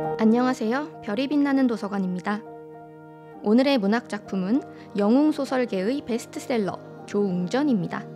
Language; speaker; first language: Korean; native; Korean